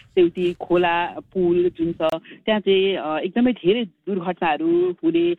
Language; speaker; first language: Nepali; native; Nepali